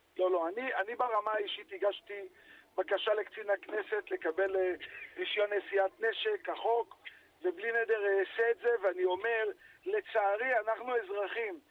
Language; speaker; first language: Hebrew; native; Hebrew